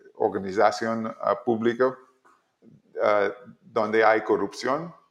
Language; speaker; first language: Spanish; non-native, learner; English